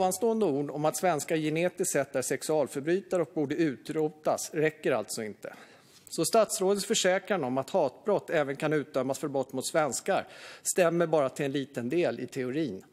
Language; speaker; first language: Swedish; native; Swedish